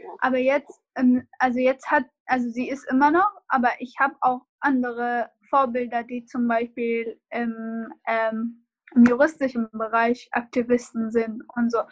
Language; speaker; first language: German; non-native, fluent; Arabic